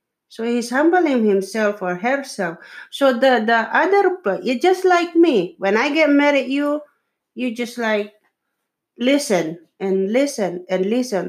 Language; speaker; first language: English; non-native, local second language; Filipino